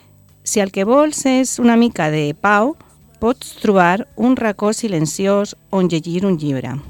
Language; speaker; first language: Catalan; non-native, learner; Spanish